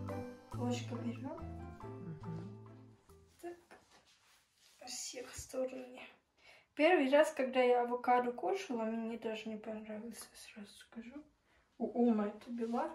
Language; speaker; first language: Russian; early bilingual, heritage; Russian